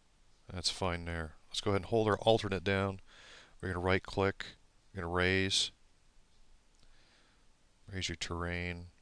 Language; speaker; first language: English; native; English